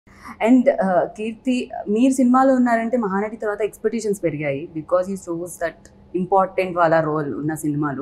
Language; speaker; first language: Telugu; native; Telugu